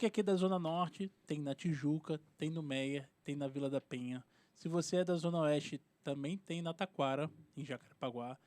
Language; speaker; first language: Portuguese; native; Portuguese